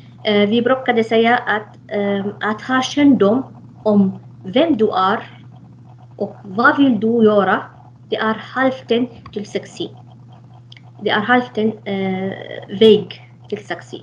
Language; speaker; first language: Swedish; non-native, fluent; Arabic